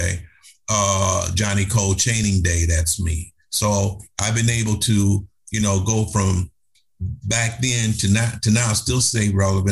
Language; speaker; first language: English; native; English